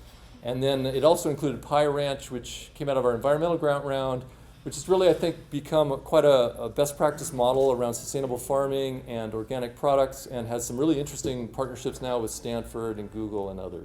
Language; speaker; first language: English; native; English